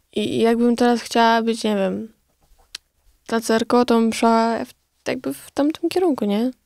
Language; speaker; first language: Polish; early bilingual, other home language; Romany